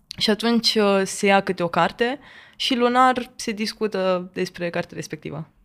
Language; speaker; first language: Romanian; native; Romanian